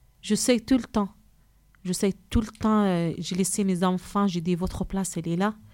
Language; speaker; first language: French; non-native, local second language; Arabic